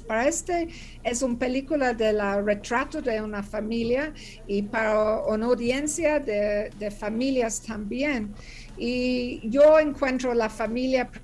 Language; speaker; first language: Spanish; non-native, learner; English